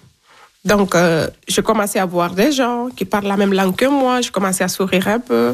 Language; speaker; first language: French; non-native, fluent; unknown